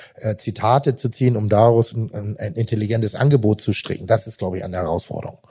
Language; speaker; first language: German; native; German